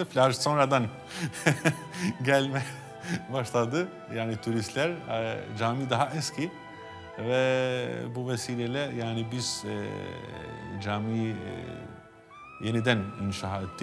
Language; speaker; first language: Turkish; non-native, fluent; Albanian